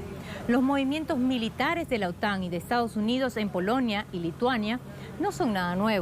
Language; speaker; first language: Spanish; native; Spanish